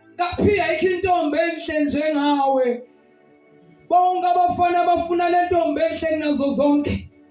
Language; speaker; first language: Zulu; native; Zulu